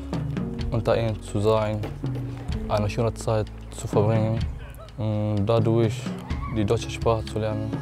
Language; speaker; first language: German; non-native, learner; Arabic